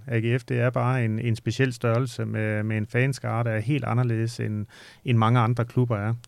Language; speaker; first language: Danish; native; Danish